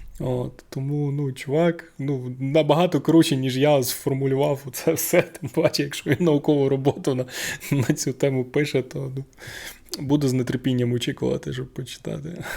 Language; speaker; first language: Ukrainian; native; Ukrainian